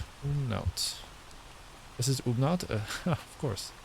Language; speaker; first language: German; non-native, learner; English